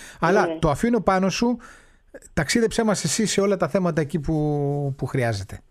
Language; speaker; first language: Greek; native; Greek